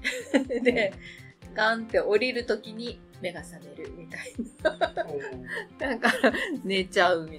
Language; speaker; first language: Japanese; native; Japanese